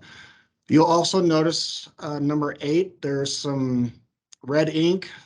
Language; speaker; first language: English; native; English